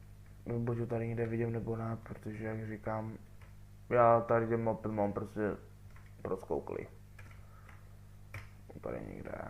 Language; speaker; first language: Czech; native; Czech